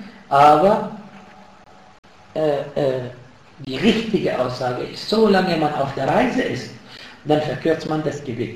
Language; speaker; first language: German; non-native, fluent; Arabic